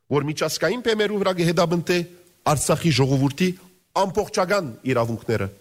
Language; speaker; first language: Armenian; early bilingual, heritage; Armenian